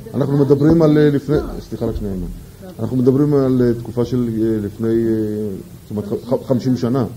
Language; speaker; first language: Hebrew; native; Hebrew